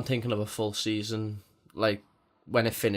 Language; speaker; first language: English; native; English